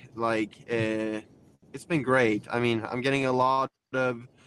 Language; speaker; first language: English; non-native, fluent; Swedish